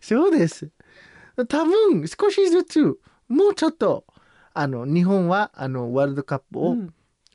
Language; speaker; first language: Japanese; non-native, learner; Samoan